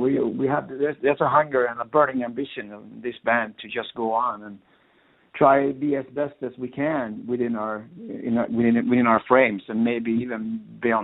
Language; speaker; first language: English; non-native, fluent; Swedish